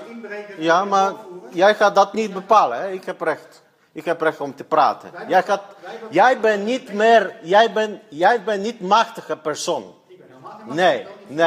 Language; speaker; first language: Dutch; non-native, fluent; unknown